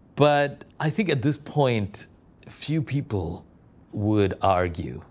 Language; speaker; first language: English; non-native, local second language; Malayalam